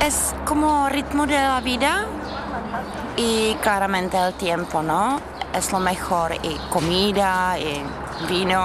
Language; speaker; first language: Spanish; non-native, learner; Czech